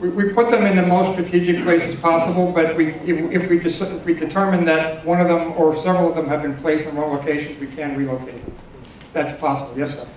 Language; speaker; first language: English; native; English